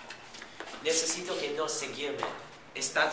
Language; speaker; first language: Spanish; non-native, learner; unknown